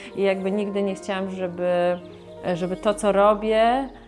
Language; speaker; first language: Polish; native; Polish